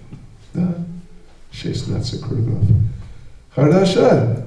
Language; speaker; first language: Russian; non-native, learner; English